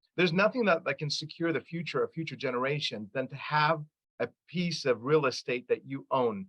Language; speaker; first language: English; early bilingual, other home language; Arabic